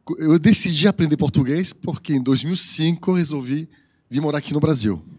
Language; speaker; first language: Portuguese; non-native, fluent; French